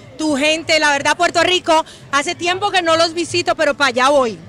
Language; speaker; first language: Spanish; non-native, fluent; Haitian Creole